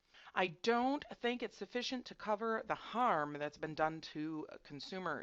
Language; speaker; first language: English; native; English